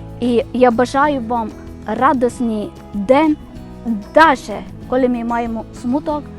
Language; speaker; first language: Ukrainian; non-native, fluent; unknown